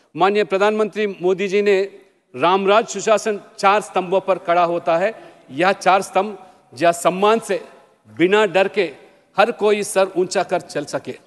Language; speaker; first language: Hindi; non-native, local second language; Telugu